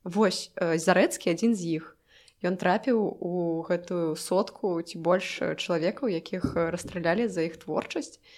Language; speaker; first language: Belarusian; non-native, local second language; Russian